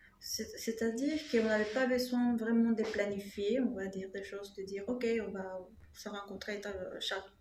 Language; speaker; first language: French; non-native, fluent; Spanish